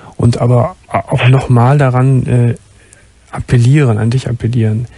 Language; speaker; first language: German; native; German